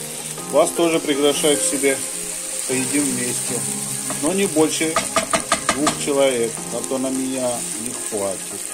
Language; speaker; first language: Russian; non-native, fluent; Hindi